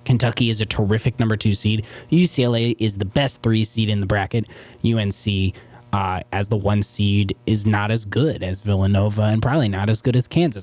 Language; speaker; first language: English; native; English